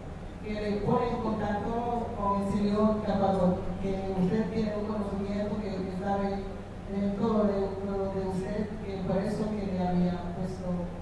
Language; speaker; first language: Spanish; non-native, fluent; Haitian Creole